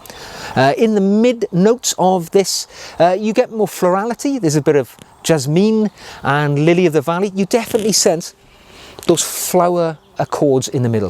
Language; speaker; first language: English; native; English